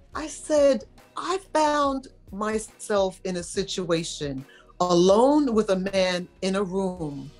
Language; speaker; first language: English; native; English